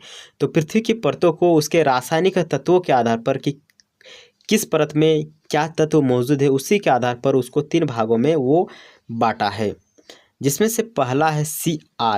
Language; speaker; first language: Hindi; native; Hindi